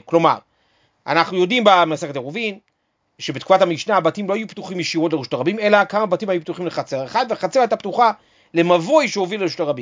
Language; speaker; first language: Hebrew; native; Hebrew